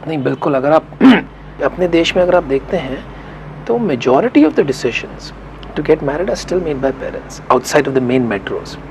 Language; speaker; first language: Hindi; native; Hindi